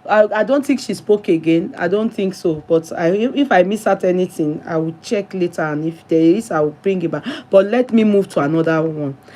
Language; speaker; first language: English; non-native, local second language; Yoruba